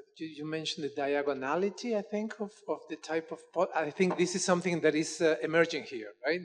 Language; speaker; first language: English; non-native, fluent; Spanish